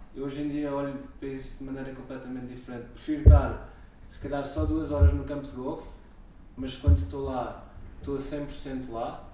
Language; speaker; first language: Portuguese; native; Portuguese